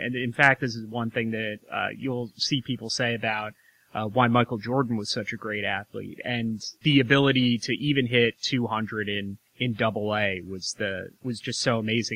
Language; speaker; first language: English; native; English